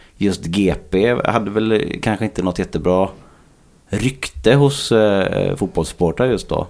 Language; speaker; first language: Swedish; native; Swedish